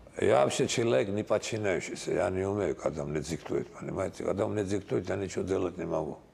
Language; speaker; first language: Russian; non-native, local second language; Georgian